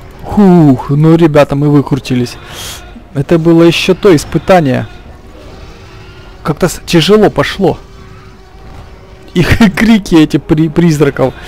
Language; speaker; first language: Russian; native; Russian